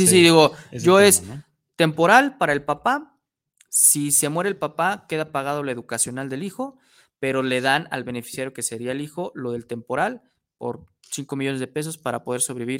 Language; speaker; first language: Spanish; native; Spanish